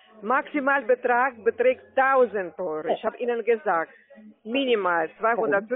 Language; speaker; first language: German; non-native, fluent; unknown